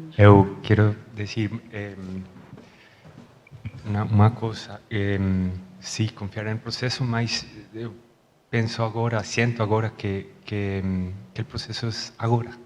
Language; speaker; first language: Portuguese; non-native, learner; Spanish